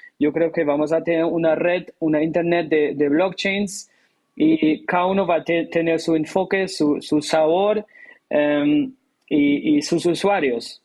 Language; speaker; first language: Spanish; non-native, fluent; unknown